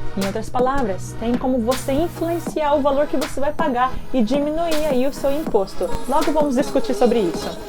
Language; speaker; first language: Portuguese; early bilingual, heritage; Japanese